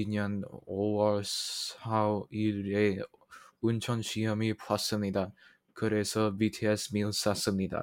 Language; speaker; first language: Korean; non-native, learner; Vietnamese